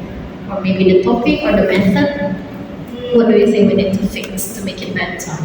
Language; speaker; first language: English; non-native, fluent; Indonesian